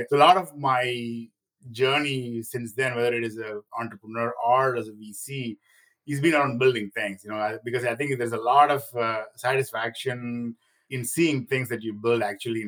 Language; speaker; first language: English; non-native, local second language; Tamil